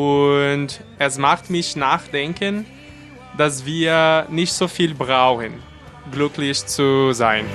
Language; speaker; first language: German; non-native, fluent; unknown